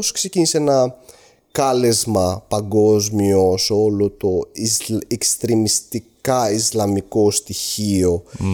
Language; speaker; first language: Greek; non-native, fluent; Arabic